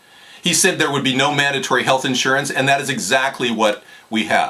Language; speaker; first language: English; native; English